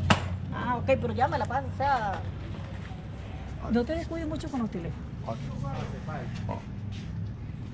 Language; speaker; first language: Spanish; native; Spanish